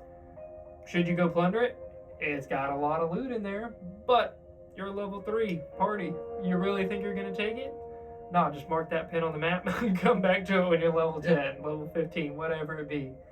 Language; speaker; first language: English; native; English